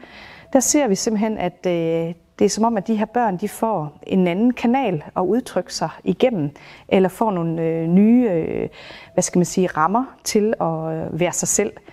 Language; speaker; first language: Danish; native; Danish